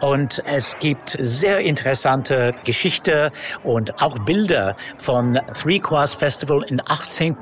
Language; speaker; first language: German; non-native, fluent; English